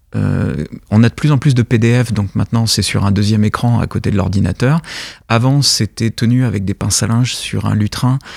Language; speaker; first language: French; native; French